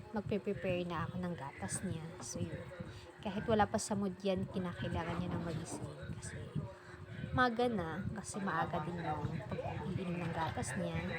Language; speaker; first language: Filipino; non-native, local second language; Cebuano